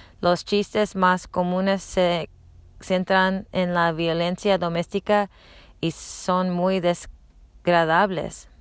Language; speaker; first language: Spanish; non-native, learner; English